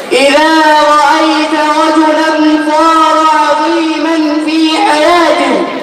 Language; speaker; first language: Arabic; non-native, learner; Urdu